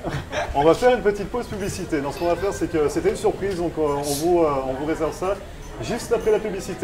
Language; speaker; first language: French; native; French